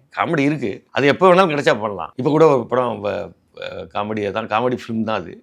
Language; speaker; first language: Tamil; native; Tamil